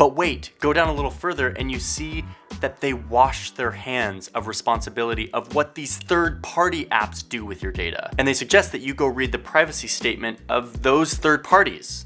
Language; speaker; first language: English; native; English